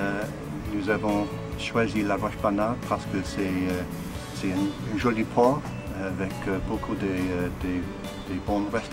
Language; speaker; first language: French; non-native, learner; English